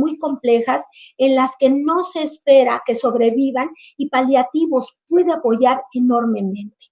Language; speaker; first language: Spanish; native; Spanish